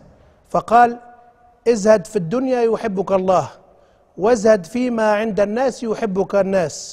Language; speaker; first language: Arabic; native; Arabic